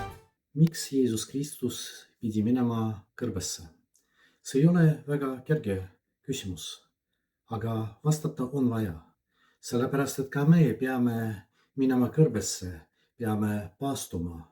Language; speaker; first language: Estonian; non-native, fluent; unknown